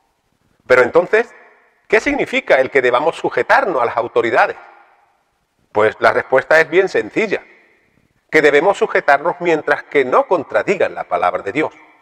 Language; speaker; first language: Spanish; native; Spanish